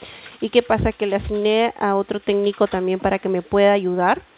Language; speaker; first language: Spanish; native; Spanish